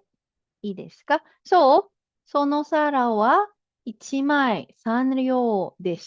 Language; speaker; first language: Japanese; non-native, fluent; Filipino